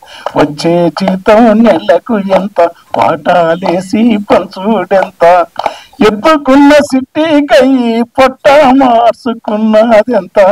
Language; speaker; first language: Telugu; native; Telugu